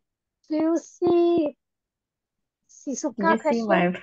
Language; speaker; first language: English; non-native, learner; Malay